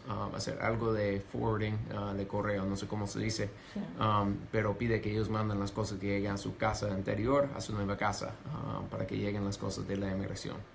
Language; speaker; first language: Spanish; non-native, fluent; English